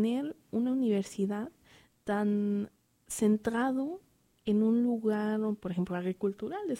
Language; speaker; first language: Spanish; early bilingual, heritage; Spanish